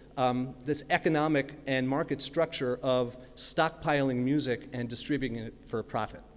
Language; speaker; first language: English; native; English